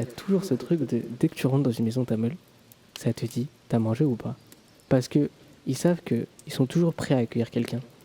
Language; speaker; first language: French; early bilingual, other home language; Tamil